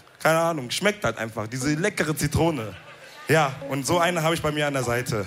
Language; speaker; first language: German; early bilingual, other home language; Wolof